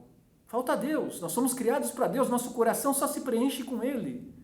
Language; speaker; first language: Portuguese; native; Portuguese